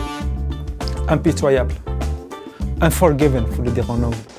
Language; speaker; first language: French; non-native, local second language; Arabic